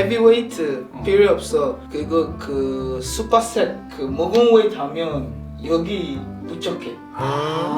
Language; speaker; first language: Korean; non-native, learner; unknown